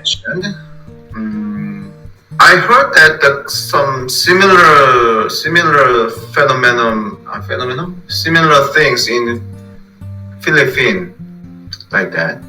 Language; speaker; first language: English; non-native, fluent; Korean